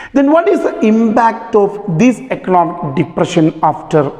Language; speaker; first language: English; non-native, local second language; Malayalam